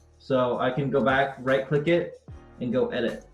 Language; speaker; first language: English; native; English